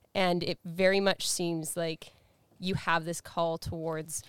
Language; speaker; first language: English; native; English